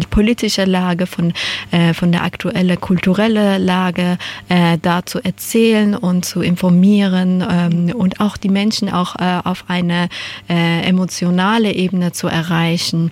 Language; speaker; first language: German; non-native, fluent; Persian